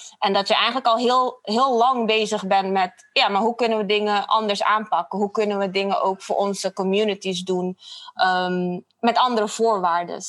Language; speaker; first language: Dutch; non-native, fluent; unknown